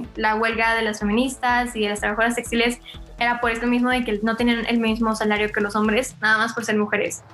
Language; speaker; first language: Spanish; native; Spanish